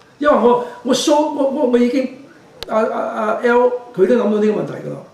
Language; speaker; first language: Cantonese; early bilingual, heritage; Cantonese